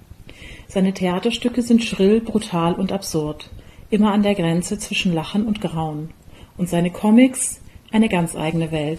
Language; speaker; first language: German; native; German